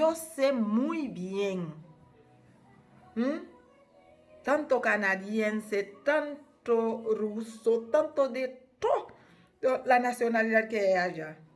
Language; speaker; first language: Spanish; non-native, fluent; Haitian Creole